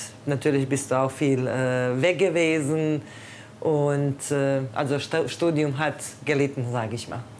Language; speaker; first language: German; non-native, fluent; Croatian